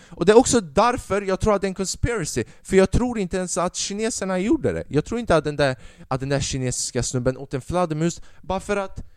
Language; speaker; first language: Swedish; early bilingual, other home language; Albanian